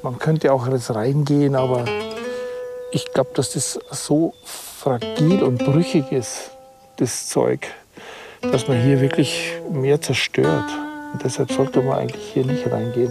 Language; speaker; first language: German; native; German